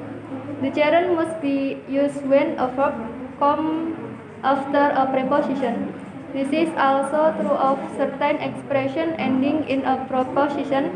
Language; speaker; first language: English; non-native, learner; Indonesian